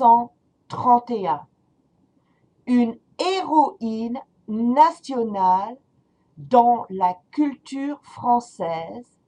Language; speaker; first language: French; non-native, fluent; English